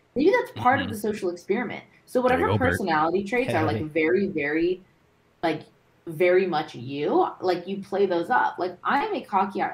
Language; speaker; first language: English; native; English